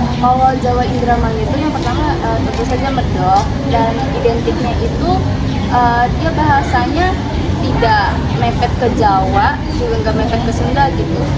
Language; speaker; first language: Indonesian; non-native, local second language; Javanese